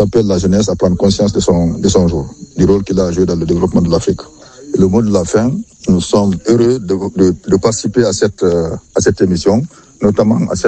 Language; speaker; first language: French; non-native, local second language; Fula